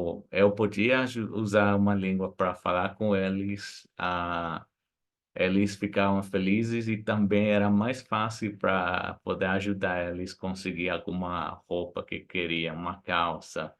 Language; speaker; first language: Portuguese; non-native, fluent; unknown